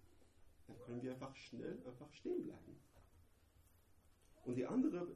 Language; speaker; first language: German; non-native, learner; Persian